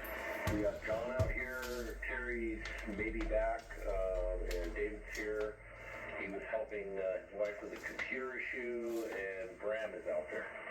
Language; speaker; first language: English; native; English